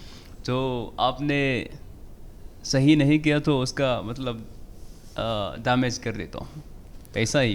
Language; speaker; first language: Hindi; non-native, fluent; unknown